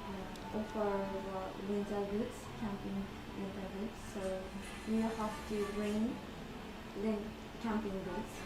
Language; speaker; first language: English; non-native, learner; Japanese